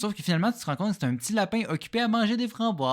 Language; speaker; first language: French; native; French